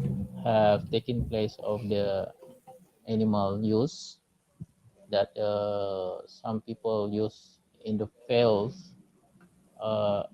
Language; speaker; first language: English; non-native, learner; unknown